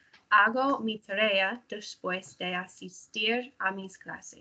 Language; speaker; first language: Spanish; non-native, learner; English